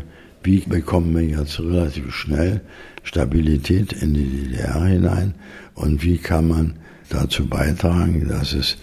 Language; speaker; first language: German; native; German